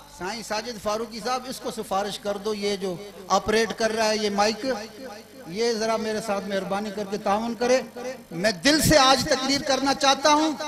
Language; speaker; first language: Urdu; non-native, local second language; Sindhi